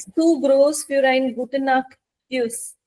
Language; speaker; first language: German; non-native, fluent; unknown